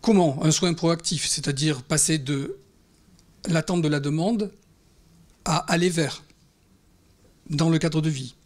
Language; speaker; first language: French; native; French